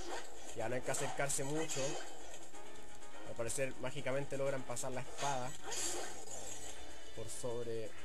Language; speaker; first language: Spanish; native; Spanish